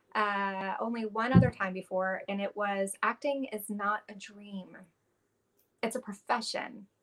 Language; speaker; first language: English; native; English